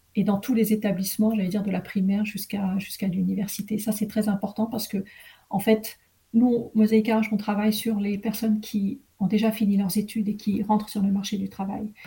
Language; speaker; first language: French; early bilingual, other home language; Arabic